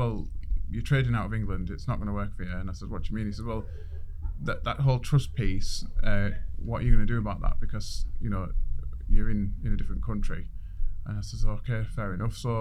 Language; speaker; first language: English; native; English